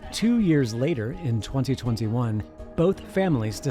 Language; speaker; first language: English; native; English